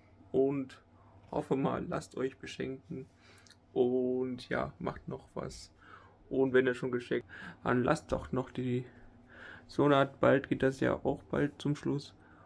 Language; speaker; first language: German; native; German